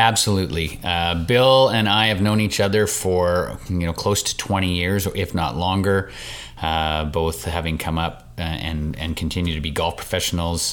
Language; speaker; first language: English; native; English